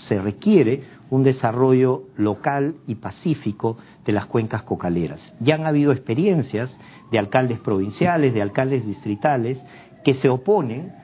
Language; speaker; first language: Spanish; native; Spanish